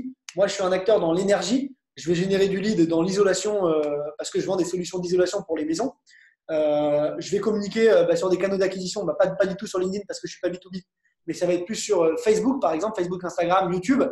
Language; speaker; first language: French; native; French